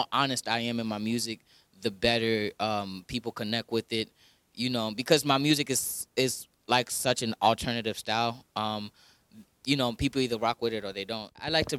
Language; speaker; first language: English; early bilingual, other home language; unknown